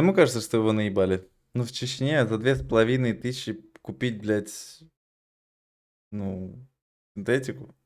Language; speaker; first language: Russian; native; Russian